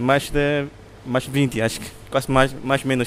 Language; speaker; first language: Portuguese; non-native, learner; Chinese